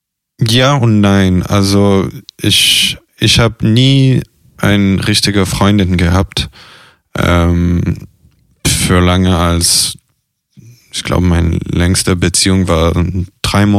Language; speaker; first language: German; non-native, fluent; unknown